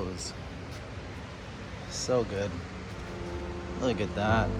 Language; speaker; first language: English; native; English